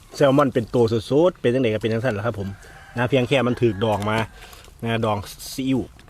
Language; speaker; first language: Thai; native; Thai